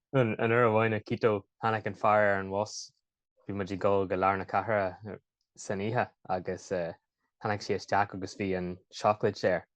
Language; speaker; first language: Irish; native; Irish